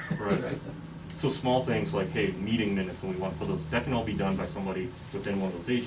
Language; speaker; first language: English; native; English